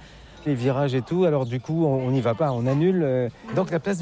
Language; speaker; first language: French; native; French